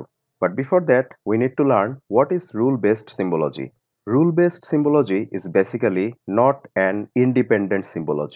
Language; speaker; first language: English; non-native, local second language; Bangla